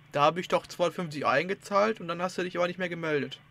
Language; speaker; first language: German; native; German